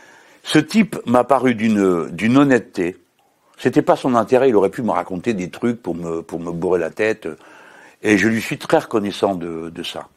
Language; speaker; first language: French; native; French